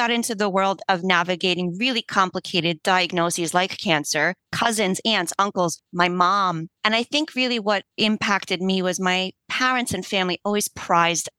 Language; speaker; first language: English; early bilingual, other home language; Polish